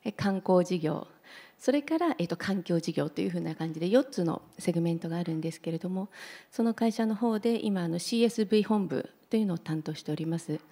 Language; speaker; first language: Japanese; native; Japanese